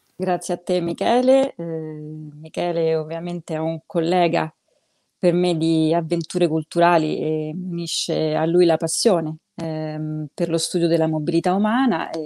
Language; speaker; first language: Italian; native; Italian